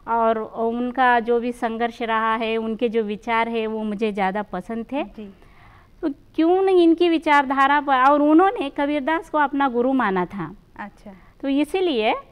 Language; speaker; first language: Hindi; non-native, local second language; Marathi